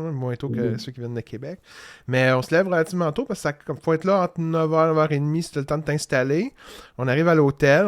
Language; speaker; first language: French; native; French